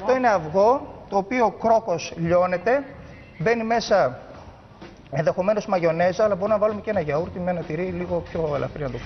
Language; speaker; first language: Greek; native; Greek